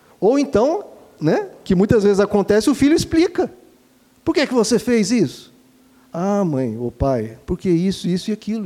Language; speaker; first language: Portuguese; native; Portuguese